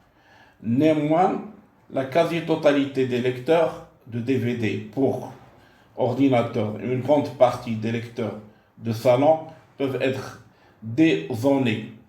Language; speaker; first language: French; non-native, local second language; Arabic